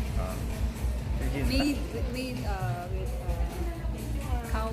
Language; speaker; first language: English; non-native, local second language; Filipino